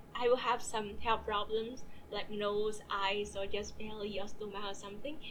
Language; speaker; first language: English; non-native, fluent; Vietnamese